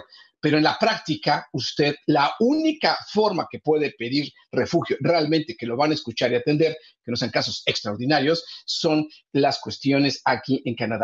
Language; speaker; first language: Spanish; native; Spanish